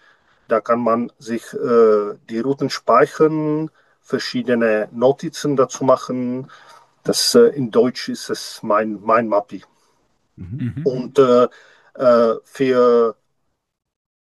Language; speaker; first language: German; non-native, learner; Czech